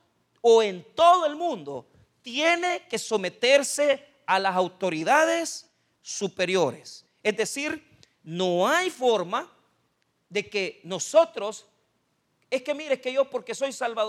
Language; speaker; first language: Spanish; native; Spanish